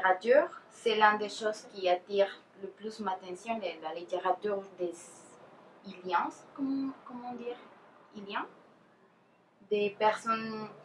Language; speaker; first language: French; non-native, fluent; Spanish